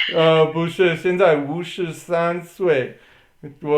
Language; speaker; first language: Chinese; non-native, learner; English